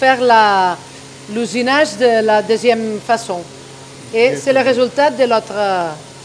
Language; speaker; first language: French; non-native, fluent; Spanish